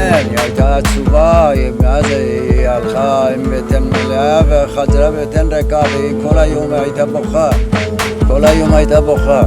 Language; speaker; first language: Hebrew; non-native, fluent; Persian